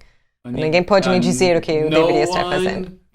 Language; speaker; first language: Portuguese; non-native, fluent; English